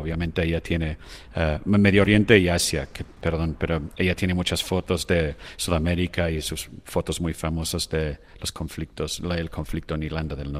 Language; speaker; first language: Spanish; non-native, fluent; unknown